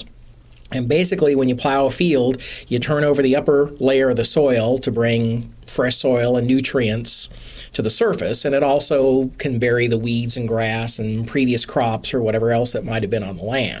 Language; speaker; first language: English; native; English